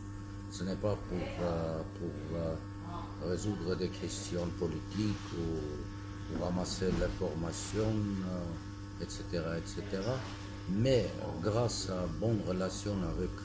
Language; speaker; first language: French; non-native, fluent; Armenian